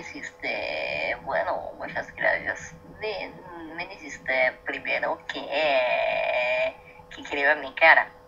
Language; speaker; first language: Spanish; non-native, learner; Italian